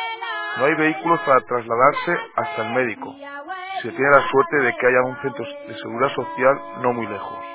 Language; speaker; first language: Spanish; native; Spanish